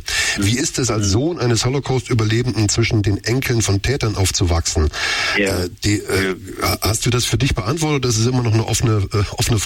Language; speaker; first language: German; native; German